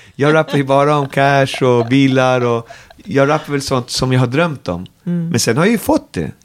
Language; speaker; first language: Swedish; native; Swedish